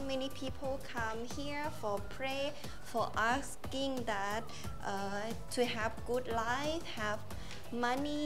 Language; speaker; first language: English; non-native, learner; Thai